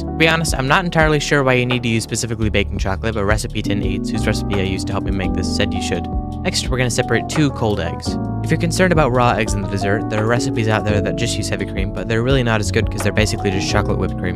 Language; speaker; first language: English; native; English